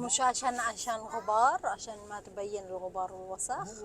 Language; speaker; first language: Arabic; non-native, fluent; Indonesian